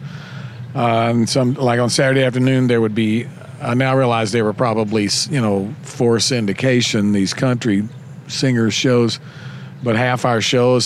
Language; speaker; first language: English; native; English